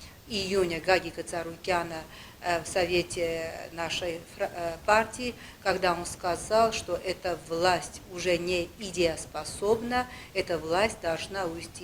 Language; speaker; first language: Russian; non-native, local second language; Armenian